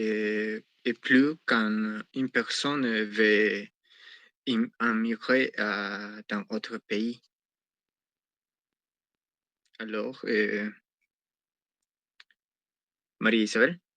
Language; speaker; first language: French; non-native, learner; Spanish